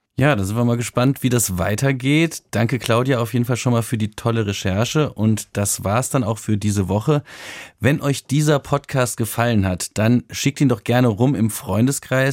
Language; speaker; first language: German; native; German